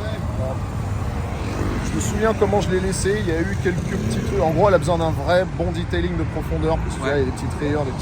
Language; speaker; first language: French; native; French